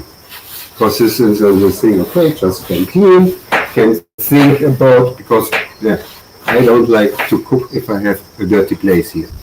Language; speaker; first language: English; non-native, learner; German